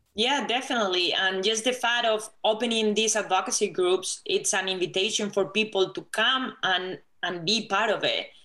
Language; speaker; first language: English; non-native, fluent; Spanish